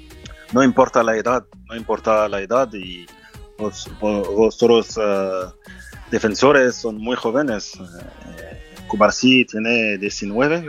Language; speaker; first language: Spanish; non-native, fluent; French